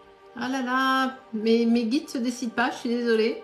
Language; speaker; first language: French; native; French